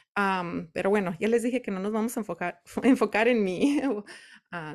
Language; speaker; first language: Spanish; early bilingual, heritage; Spanish